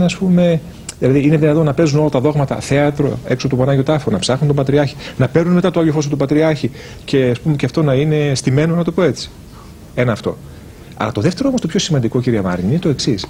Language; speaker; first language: Greek; native; Greek